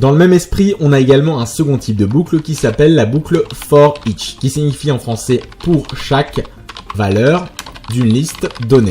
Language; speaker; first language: French; native; French